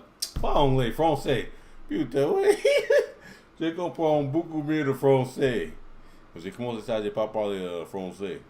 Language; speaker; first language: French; non-native, learner; English